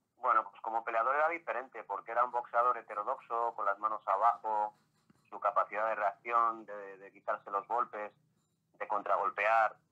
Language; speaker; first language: Spanish; native; Spanish